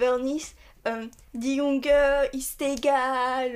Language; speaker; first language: German; non-native, learner; French